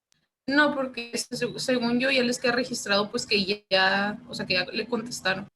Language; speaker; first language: Spanish; native; Spanish